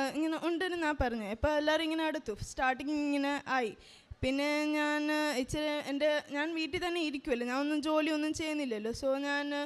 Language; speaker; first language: Malayalam; early bilingual, heritage; Malayalam